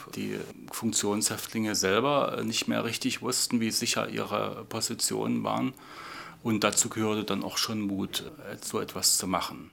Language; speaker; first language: German; native; German